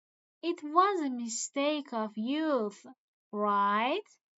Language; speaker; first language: English; non-native, fluent; Persian